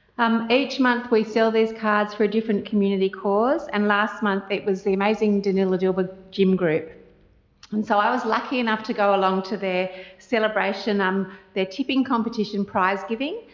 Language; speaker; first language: English; native; English